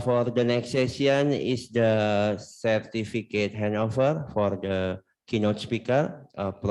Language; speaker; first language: English; non-native, learner; Indonesian